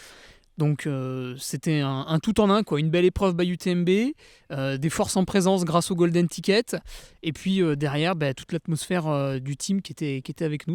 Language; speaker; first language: French; native; French